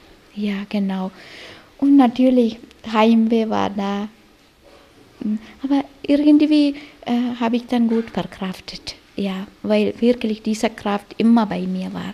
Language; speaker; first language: German; non-native, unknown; Malayalam